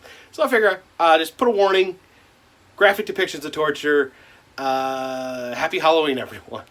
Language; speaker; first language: English; native; English